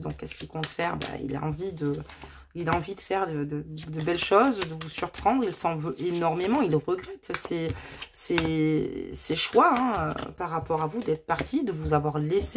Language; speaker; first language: French; native; French